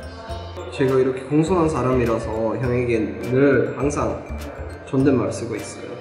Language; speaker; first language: Korean; non-native, fluent; Bosnian